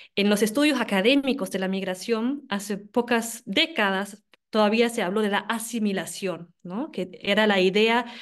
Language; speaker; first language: Spanish; non-native, fluent; German